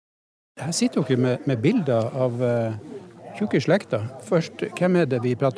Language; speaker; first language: Norwegian; native; Norwegian